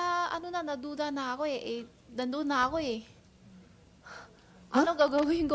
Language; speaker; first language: Filipino; non-native, learner; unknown